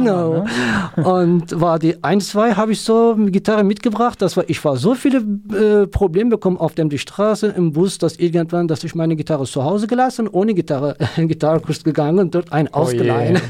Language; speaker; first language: German; non-native, learner; Kurdish